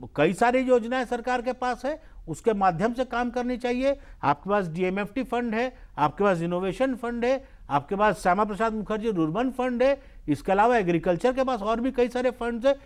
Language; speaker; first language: Hindi; native; Hindi